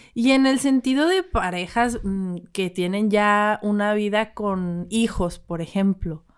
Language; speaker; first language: Spanish; native; Spanish